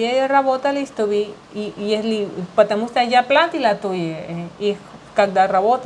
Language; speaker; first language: Russian; non-native, learner; Spanish